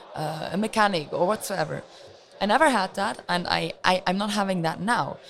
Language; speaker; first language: English; non-native, fluent; Luxembourgish